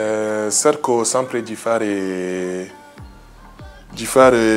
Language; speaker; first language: Italian; non-native, learner; French